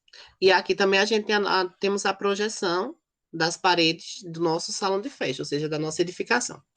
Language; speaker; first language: Portuguese; native; Portuguese